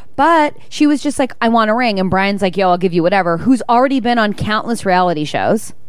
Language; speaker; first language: English; native; English